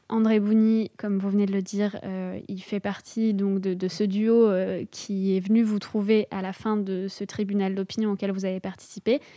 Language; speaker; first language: French; native; French